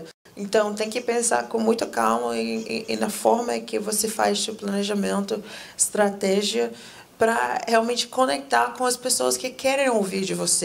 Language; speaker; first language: Portuguese; non-native, fluent; English